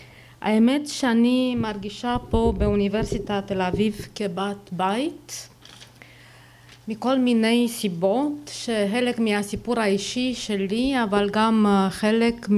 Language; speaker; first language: Hebrew; non-native, fluent; Romanian